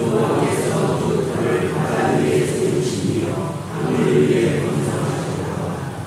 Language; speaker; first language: Korean; native; Korean